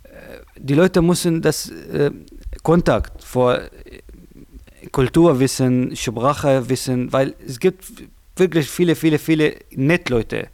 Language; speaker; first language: German; non-native, learner; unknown